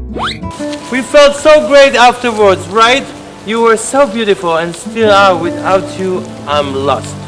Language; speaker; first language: English; non-native, fluent; Hebrew